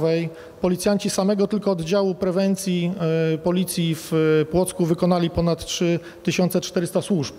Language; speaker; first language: Polish; native; Polish